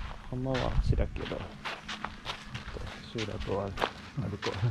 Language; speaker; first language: Japanese; non-native, fluent; Swedish